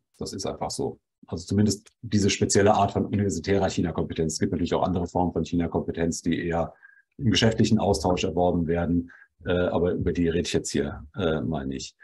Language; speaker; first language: German; native; German